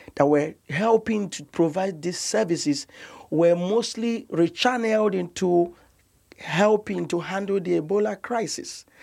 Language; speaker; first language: English; non-native, local second language; Igbo